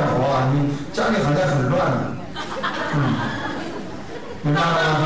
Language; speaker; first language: Chinese; native; Chinese